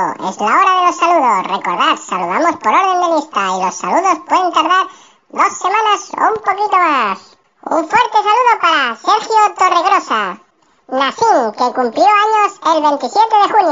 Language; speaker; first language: Spanish; native; Spanish